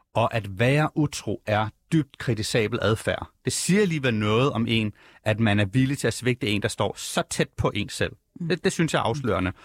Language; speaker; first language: Danish; native; Danish